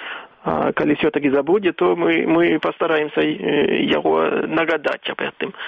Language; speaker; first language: Belarusian; non-native, fluent; Swedish